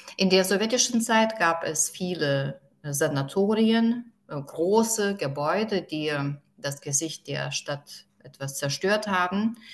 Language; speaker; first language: German; non-native, fluent; Lithuanian